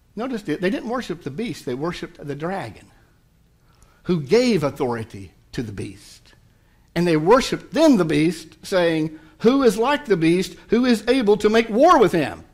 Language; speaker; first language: English; native; English